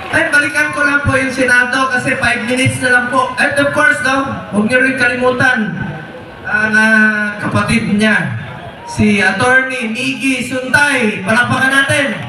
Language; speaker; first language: Filipino; non-native, local second language; Cebuano